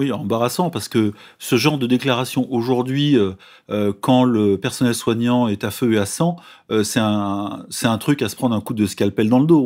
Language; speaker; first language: French; native; French